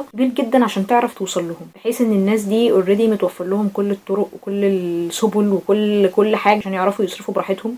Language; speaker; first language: Arabic; native; Arabic